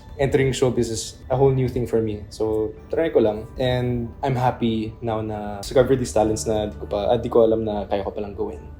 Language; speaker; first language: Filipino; early bilingual, other home language; English